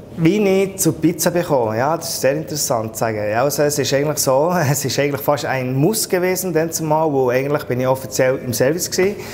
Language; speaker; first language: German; non-native, fluent; Italian